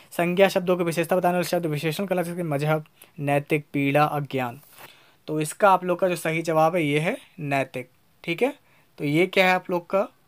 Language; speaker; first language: Hindi; native; Hindi